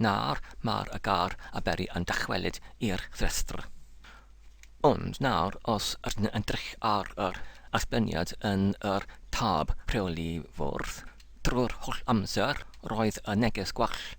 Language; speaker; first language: Welsh; non-native, learner; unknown